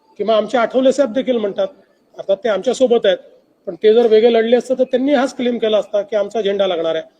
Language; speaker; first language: Marathi; native; Marathi